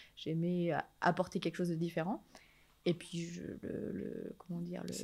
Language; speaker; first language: French; native; French